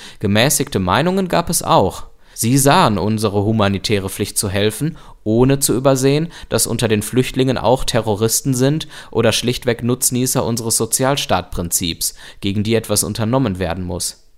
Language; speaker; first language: German; native; German